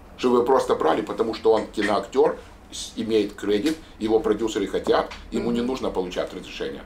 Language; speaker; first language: Russian; native; Russian